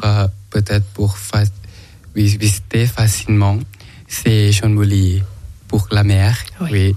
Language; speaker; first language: French; non-native, learner; Thai